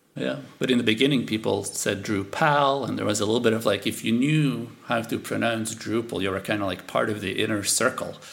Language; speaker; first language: English; non-native, fluent; Dutch